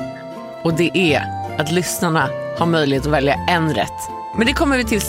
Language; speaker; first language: Swedish; native; Swedish